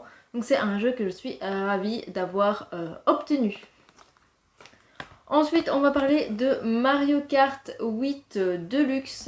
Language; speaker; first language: French; native; French